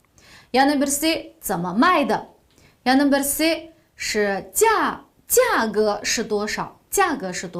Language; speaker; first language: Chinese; non-native, local second language; Uyghur